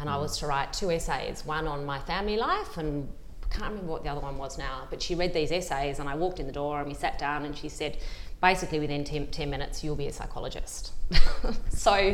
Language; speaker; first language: English; native; English